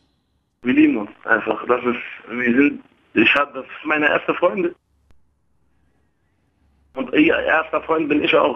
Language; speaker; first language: German; early bilingual, other home language; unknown